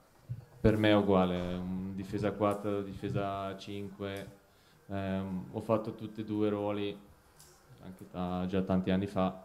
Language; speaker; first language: Italian; non-native, fluent; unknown